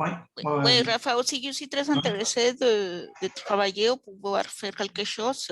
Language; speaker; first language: French; non-native, fluent; Spanish